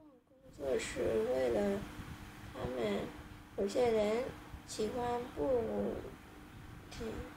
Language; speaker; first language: Chinese; non-native, learner; Vietnamese